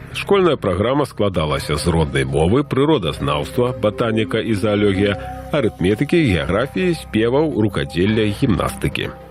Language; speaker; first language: Belarusian; native; Belarusian